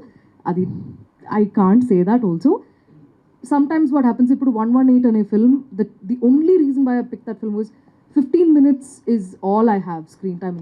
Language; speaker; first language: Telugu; non-native, local second language; Malayalam